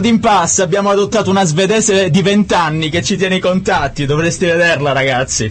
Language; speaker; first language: Italian; native; Italian